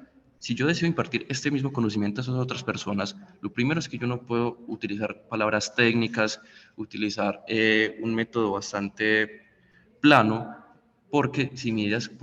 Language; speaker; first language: Spanish; native; Spanish